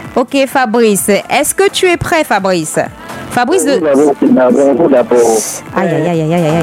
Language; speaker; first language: French; native; French